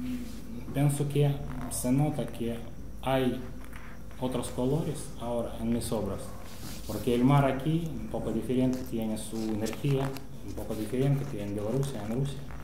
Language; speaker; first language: Spanish; non-native, fluent; Russian